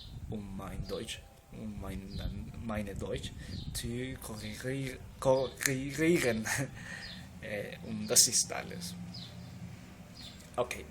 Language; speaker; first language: German; non-native, learner; Spanish